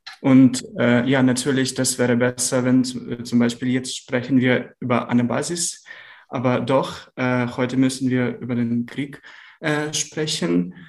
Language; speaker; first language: German; non-native, learner; Ukrainian